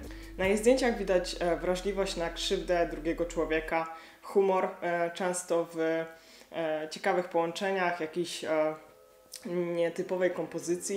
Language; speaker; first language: Polish; native; Polish